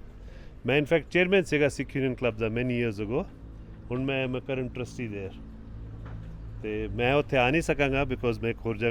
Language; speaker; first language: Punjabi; early bilingual, heritage; Punjabi